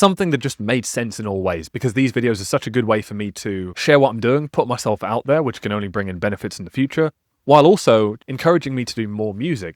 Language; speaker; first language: English; native; English